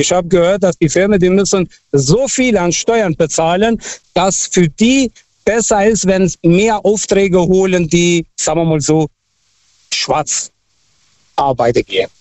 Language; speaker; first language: German; non-native, fluent; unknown